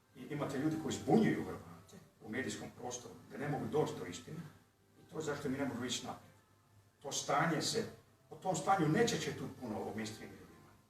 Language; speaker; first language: Bosnian; early bilingual, heritage; Croatian